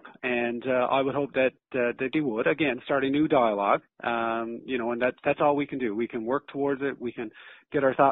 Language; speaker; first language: English; native; English